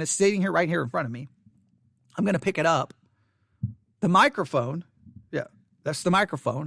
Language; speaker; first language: English; native; English